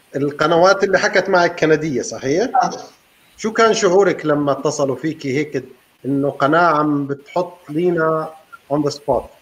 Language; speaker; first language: Arabic; native; Arabic